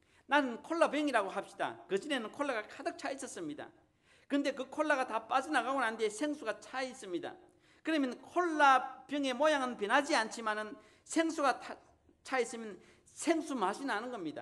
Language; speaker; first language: Korean; native; Korean